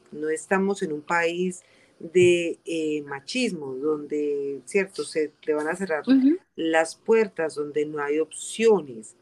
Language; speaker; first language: Spanish; native; Spanish